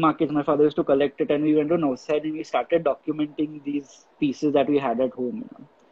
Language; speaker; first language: English; non-native, local second language; Gujarati